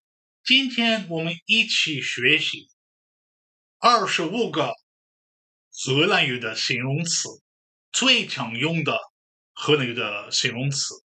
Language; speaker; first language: Chinese; non-native, fluent; Dutch